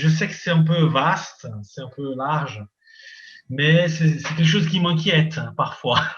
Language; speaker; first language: French; non-native, fluent; Portuguese